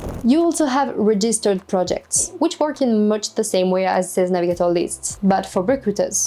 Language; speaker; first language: English; non-native, fluent; French